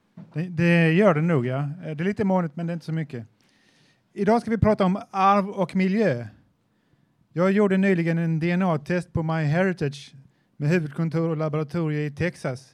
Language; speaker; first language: Swedish; native; Swedish